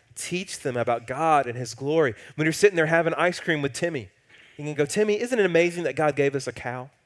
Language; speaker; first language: English; native; English